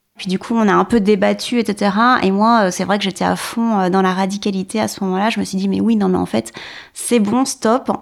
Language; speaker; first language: French; native; French